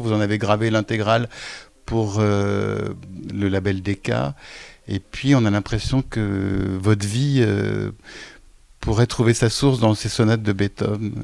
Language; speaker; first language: French; native; French